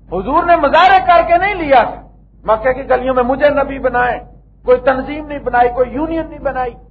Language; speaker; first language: Urdu; native; Urdu